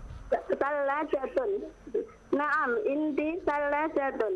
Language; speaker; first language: Arabic; non-native, learner; Indonesian